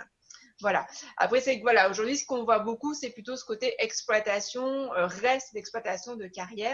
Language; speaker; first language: French; native; French